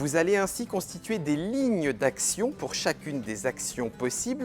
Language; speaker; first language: French; native; French